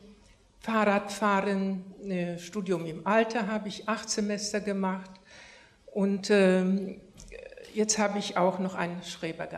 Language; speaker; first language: German; non-native, fluent; Polish